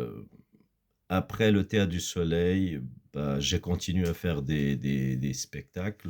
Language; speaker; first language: French; non-native, fluent; Kurdish